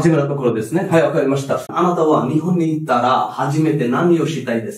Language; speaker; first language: Japanese; non-native, fluent; Bangla